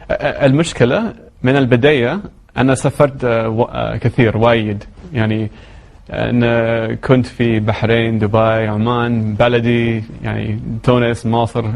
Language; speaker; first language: Arabic; non-native, learner; English